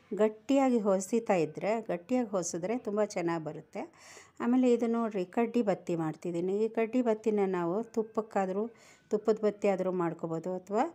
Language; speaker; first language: Kannada; non-native, local second language; Telugu